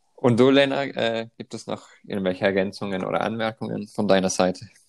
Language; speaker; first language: German; non-native, fluent; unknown